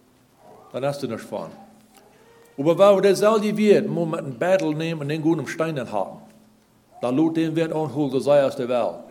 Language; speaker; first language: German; non-native, learner; Plautdietsch